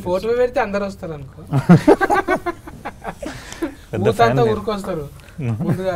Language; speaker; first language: Telugu; native; Telugu